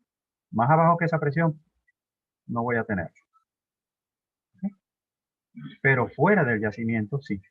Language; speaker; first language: Spanish; native; Spanish